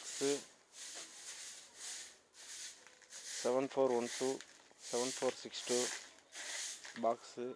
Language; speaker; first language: Tamil; native; Tamil